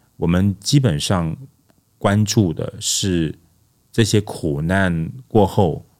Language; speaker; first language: Chinese; non-native, local second language; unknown